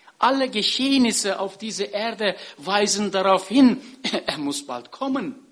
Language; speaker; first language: German; non-native, fluent; Turkish